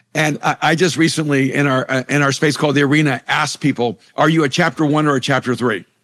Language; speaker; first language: English; non-native, fluent; Spanish